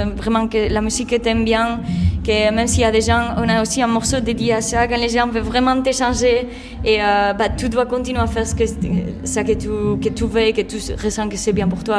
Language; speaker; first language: French; non-native, fluent; Spanish